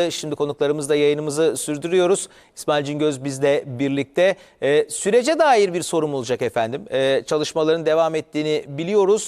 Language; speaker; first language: Turkish; native; Turkish